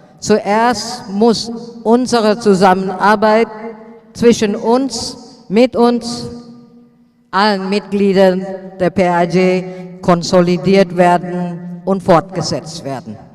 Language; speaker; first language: German; non-native, fluent; Indonesian